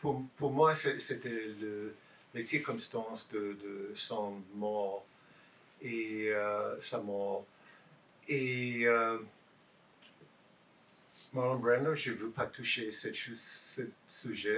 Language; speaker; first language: French; non-native, learner; English